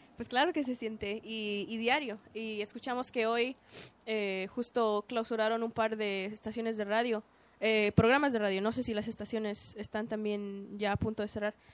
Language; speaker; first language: Spanish; early bilingual, heritage; Spanish